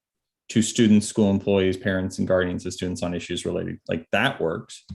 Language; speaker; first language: English; native; English